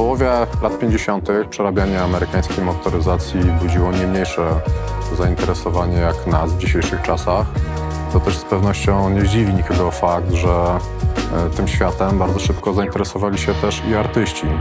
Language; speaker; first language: Polish; native; Polish